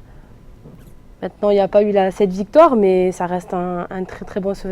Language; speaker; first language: French; native; French